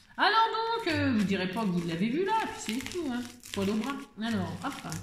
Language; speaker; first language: French; native; French